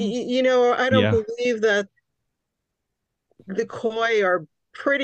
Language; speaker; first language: English; early bilingual, other home language; Hungarian